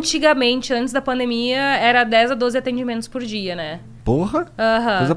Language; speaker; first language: Portuguese; native; Portuguese